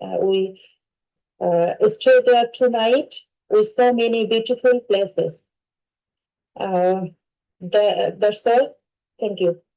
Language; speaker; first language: English; non-native, learner; Bangla